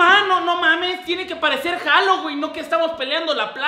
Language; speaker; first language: Spanish; native; Spanish